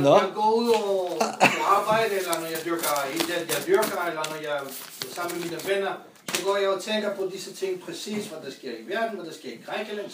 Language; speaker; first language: Danish; non-native, fluent; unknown